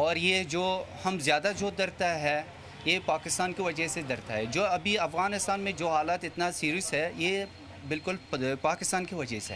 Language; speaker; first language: Hindi; non-native, learner; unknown